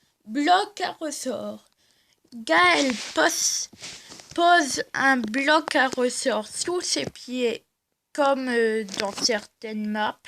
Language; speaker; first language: French; native; French